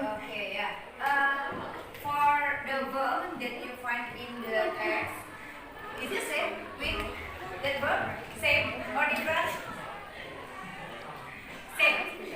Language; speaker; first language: English; non-native, learner; Indonesian